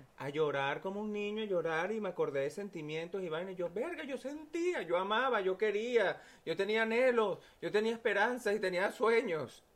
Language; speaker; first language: Spanish; native; Spanish